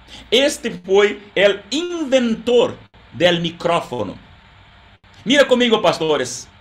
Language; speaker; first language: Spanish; non-native, learner; Portuguese